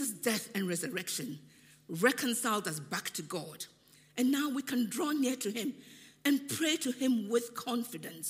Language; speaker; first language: English; non-native, local second language; Akan